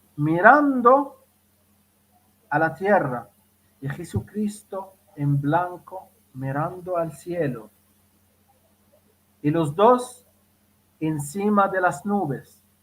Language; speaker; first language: Spanish; non-native, fluent; Arabic